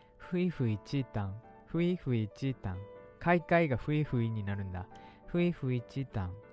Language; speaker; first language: Japanese; native; Japanese